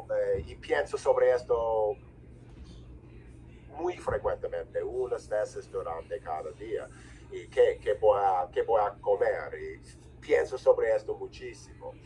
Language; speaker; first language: Spanish; non-native, fluent; English